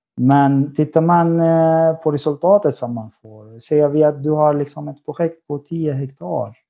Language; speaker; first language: Swedish; non-native, fluent; Arabic